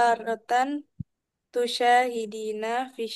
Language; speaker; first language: Arabic; non-native, learner; Indonesian